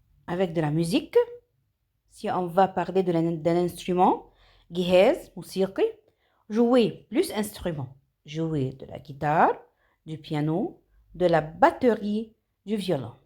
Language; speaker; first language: French; non-native, fluent; Arabic